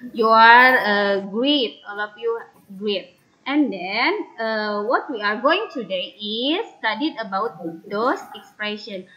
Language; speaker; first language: English; non-native, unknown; Indonesian